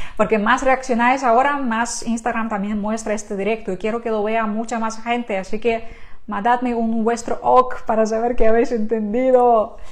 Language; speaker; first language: Spanish; non-native, fluent; Ukrainian